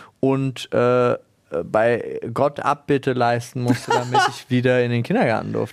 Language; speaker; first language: German; native; German